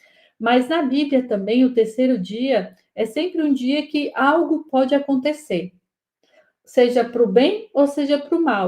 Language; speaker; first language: Portuguese; native; Portuguese